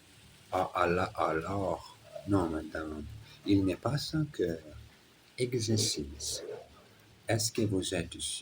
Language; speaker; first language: French; non-native, learner; Portuguese